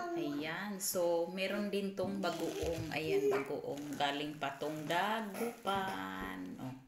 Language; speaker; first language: Filipino; non-native, local second language; Cebuano